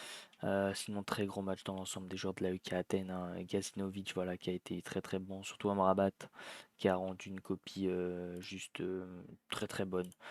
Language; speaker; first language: French; native; French